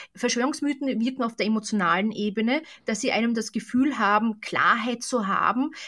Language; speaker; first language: German; native; German